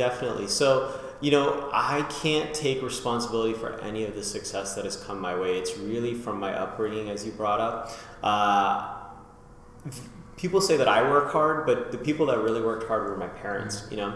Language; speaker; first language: English; native; English